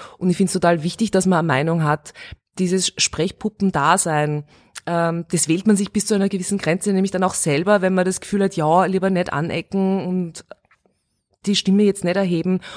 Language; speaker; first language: German; early bilingual, other home language; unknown